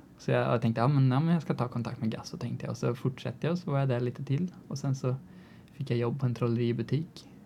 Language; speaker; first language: Swedish; native; Swedish